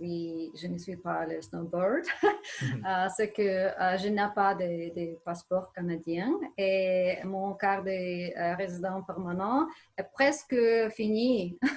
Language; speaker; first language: French; non-native, learner; Ukrainian